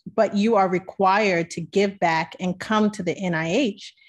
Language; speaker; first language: English; native; English